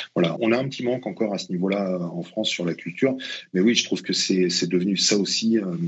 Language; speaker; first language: French; native; French